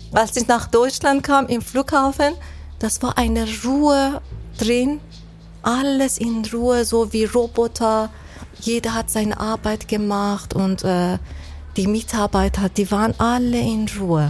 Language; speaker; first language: German; non-native, fluent; Persian